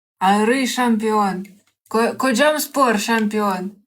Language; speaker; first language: Turkish; non-native, learner; Russian